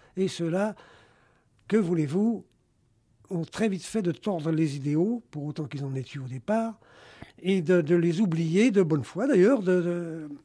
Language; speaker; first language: French; native; French